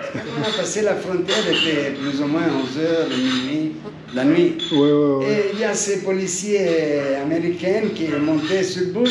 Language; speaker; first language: French; non-native, fluent; Italian